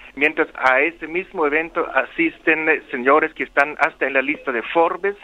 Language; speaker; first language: Spanish; non-native, local second language; German